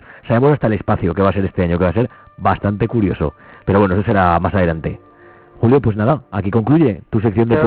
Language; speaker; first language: Spanish; native; Spanish